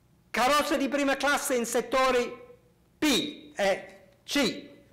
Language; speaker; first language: Italian; non-native, fluent; English